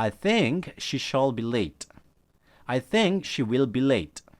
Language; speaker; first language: English; non-native, fluent; Indonesian